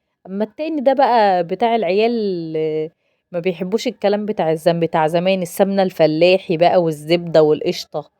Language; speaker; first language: Arabic; native; Arabic